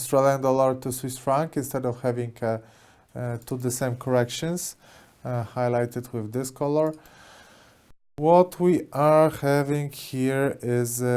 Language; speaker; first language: English; non-native, fluent; Polish